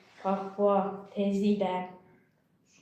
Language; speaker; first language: French; non-native, learner; Azerbaijani